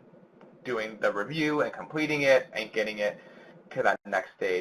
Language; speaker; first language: English; native; English